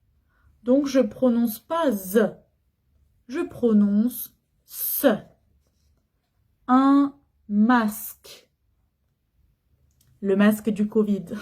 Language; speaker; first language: French; non-native, fluent; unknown